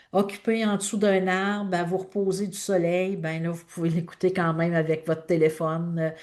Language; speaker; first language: French; native; French